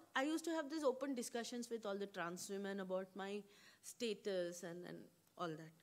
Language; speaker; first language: English; non-native, local second language; Kannada